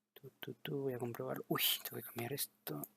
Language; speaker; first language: Spanish; native; Spanish